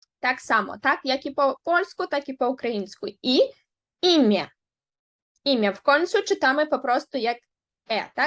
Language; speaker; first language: Polish; non-native, fluent; Ukrainian